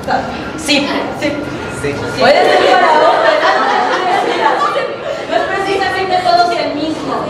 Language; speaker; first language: Spanish; native; Spanish